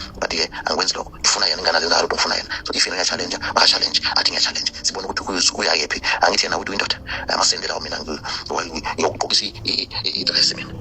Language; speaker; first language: Zulu; non-native, fluent; Nyanja